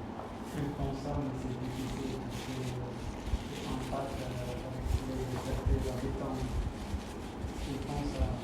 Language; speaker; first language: French; non-native, learner; Khmer